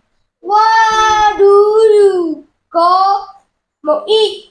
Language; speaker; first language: English; non-native, learner; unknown